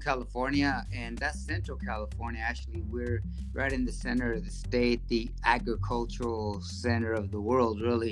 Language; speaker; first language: English; early bilingual, other home language; Spanish